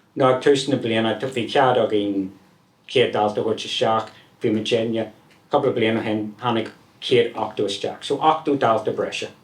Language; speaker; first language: Irish; non-native, local second language; English